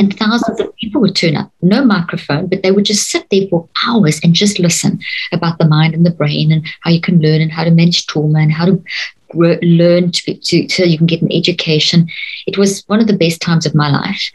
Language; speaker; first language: English; native; English